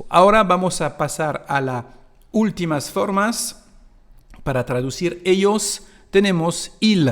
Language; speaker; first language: Spanish; non-native, fluent; French